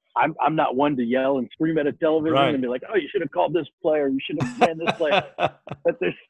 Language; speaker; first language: English; native; English